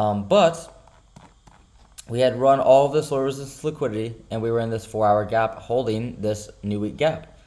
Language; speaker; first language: English; native; English